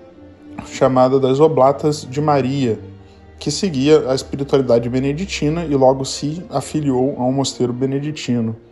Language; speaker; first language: Portuguese; native; Portuguese